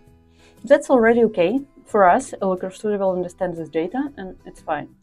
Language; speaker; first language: English; non-native, fluent; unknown